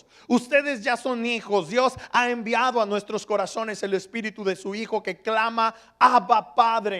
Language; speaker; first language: Spanish; early bilingual, heritage; Spanish